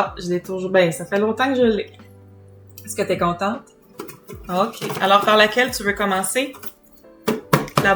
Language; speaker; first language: French; native; French